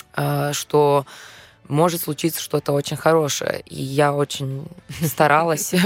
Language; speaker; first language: Russian; non-native, fluent; Serbian